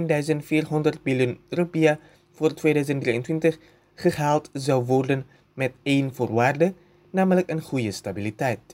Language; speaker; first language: Dutch; non-native, fluent; Indonesian